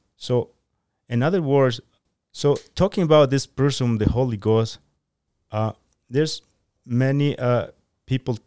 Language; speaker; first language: English; non-native, fluent; Spanish